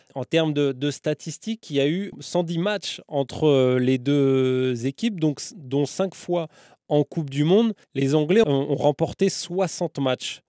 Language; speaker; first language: French; native; French